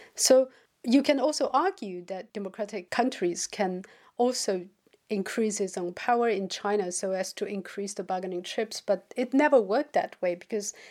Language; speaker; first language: English; non-native, fluent; Chinese